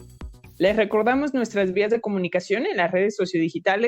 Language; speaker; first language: Spanish; native; Spanish